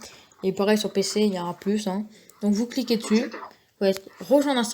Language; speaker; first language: French; native; French